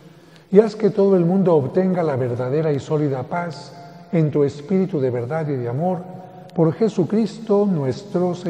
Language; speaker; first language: Spanish; native; Spanish